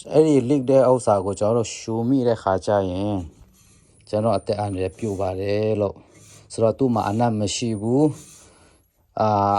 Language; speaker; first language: Burmese; non-native, local second language; Tedim Chin